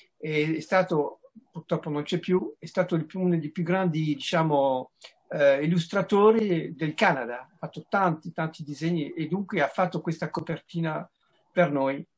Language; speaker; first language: Italian; early bilingual, heritage; Italian